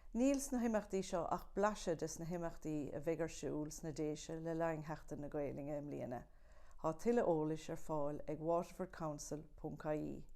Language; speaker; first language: Irish; native; Irish